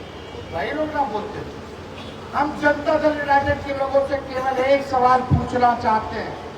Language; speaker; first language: Hindi; native; Hindi